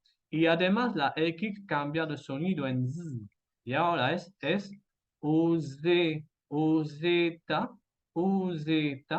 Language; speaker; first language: Spanish; non-native, fluent; French